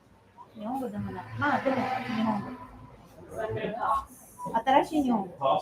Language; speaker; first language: Japanese; non-native, learner; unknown